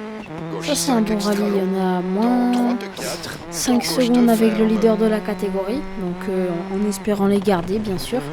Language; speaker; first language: French; native; French